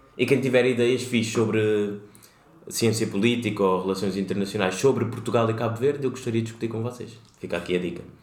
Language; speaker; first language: Portuguese; native; Portuguese